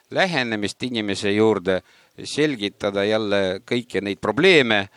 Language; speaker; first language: Estonian; non-native, local second language; Russian